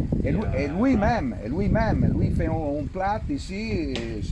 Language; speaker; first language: French; non-native, learner; Italian